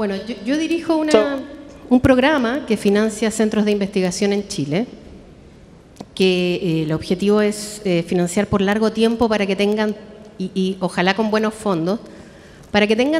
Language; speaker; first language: Spanish; native; Spanish